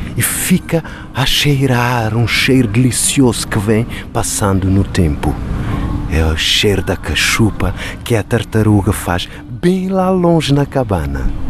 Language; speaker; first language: Portuguese; non-native, local second language; Kabuverdianu